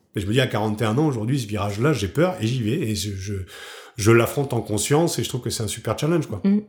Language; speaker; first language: French; native; French